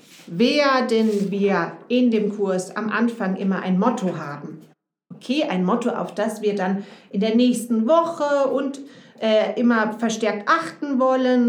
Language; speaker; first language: German; native; German